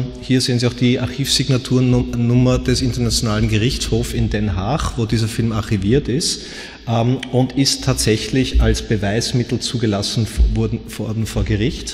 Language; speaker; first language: German; native; German